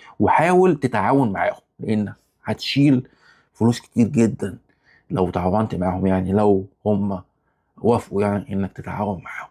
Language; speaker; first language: Arabic; native; Arabic